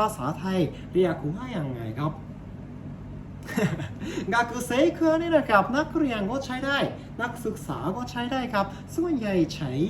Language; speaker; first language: Thai; non-native, learner; Japanese